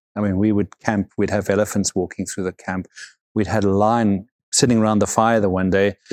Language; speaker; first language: English; native; English